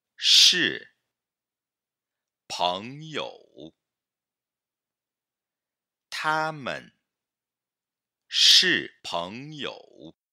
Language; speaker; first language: Chinese; non-native, fluent; Portuguese